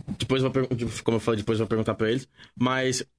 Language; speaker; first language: Portuguese; native; Portuguese